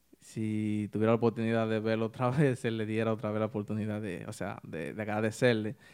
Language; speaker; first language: Spanish; native; Spanish